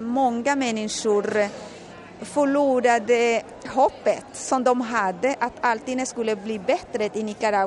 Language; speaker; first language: Swedish; non-native, fluent; Spanish